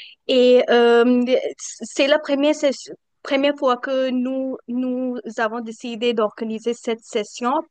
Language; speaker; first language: French; non-native, fluent; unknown